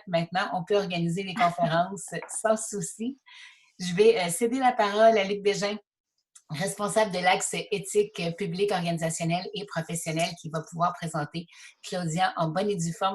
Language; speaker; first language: French; native; French